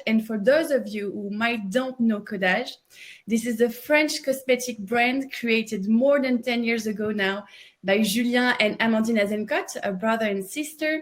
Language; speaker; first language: English; non-native, fluent; French